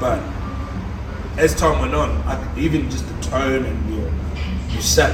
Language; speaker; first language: English; non-native, local second language; Nyanja